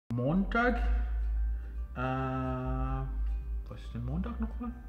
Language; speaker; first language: German; non-native, fluent; Ewe